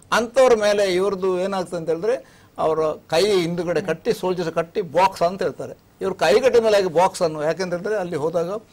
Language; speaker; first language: Kannada; non-native, local second language; Kodava